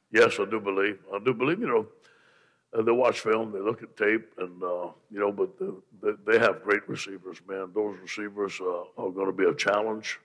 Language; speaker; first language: English; native; English